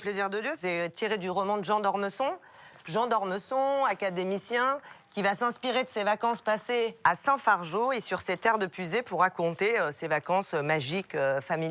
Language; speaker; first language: French; native; French